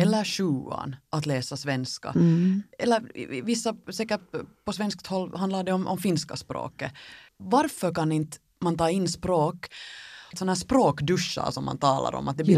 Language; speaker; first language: Swedish; native; Swedish